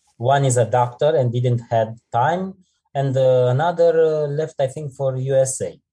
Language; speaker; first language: English; non-native, fluent; Romanian